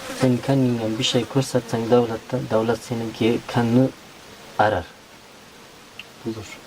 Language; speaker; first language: Turkish; non-native, learner; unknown